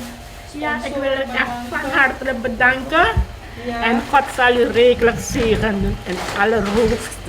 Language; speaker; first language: Dutch; non-native, local second language; Caribbean Hindustani